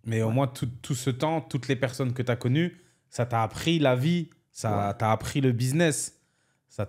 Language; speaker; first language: French; native; French